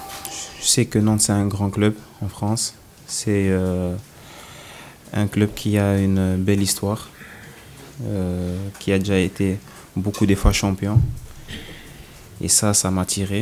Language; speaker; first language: French; non-native, local second language; Dutch